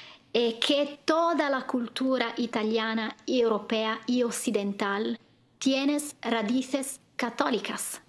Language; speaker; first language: Spanish; non-native, fluent; Italian